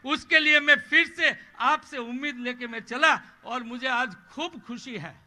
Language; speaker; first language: Hindi; non-native, local second language; Gujarati